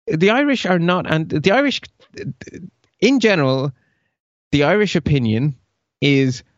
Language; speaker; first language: English; early bilingual, other home language; Dutch